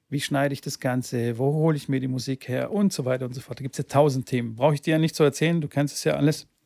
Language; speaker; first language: German; early bilingual, other home language; Bulgarian